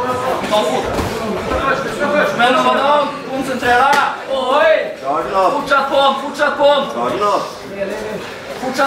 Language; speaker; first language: Norwegian; native; Norwegian